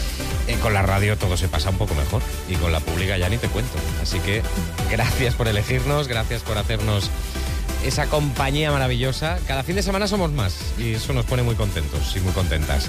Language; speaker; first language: Spanish; native; Spanish